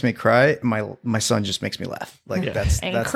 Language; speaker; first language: English; native; English